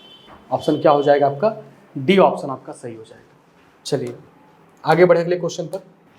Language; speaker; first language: Hindi; native; Hindi